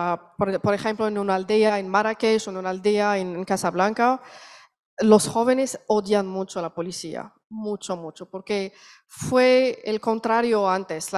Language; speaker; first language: Spanish; non-native, learner; Arabic